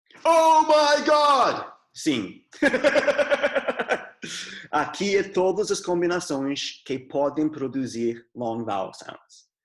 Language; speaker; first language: Portuguese; non-native, fluent; English